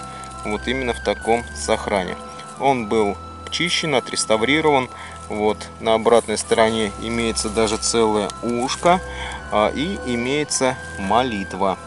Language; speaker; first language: Russian; native; Russian